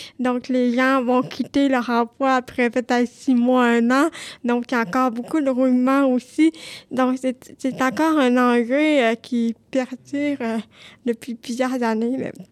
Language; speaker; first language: French; native; French